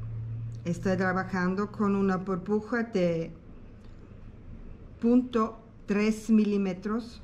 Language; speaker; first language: Spanish; non-native, learner; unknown